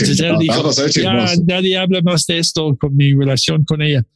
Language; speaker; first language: Spanish; non-native, learner; English